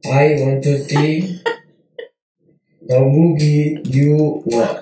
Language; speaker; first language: English; non-native, learner; Korean